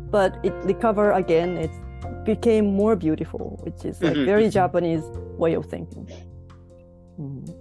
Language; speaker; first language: English; non-native, learner; Japanese